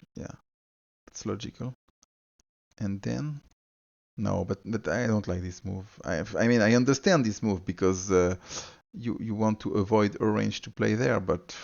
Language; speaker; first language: English; non-native, fluent; French